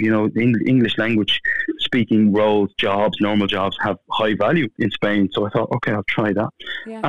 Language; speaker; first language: English; native; English